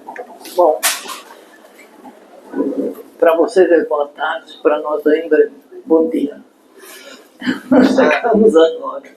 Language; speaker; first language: Portuguese; non-native, fluent; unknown